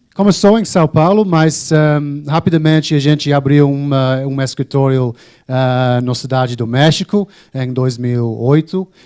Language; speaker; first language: Portuguese; non-native, fluent; English